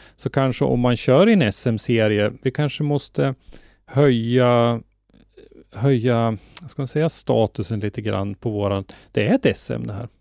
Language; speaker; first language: Swedish; native; Swedish